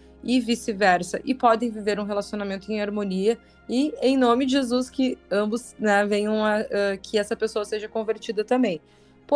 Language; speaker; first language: Portuguese; native; Portuguese